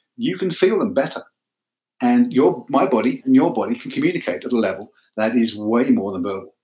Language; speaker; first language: English; native; English